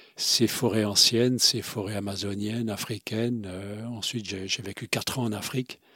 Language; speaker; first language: French; non-native, fluent; Swiss German